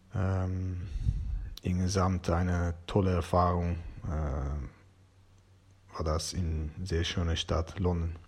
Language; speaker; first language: German; non-native, learner; Persian